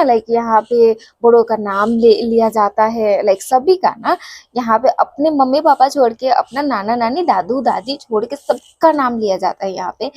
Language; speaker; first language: Hindi; non-native, local second language; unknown